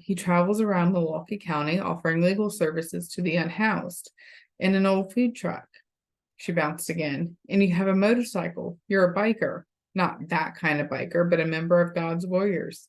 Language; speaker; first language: English; native; English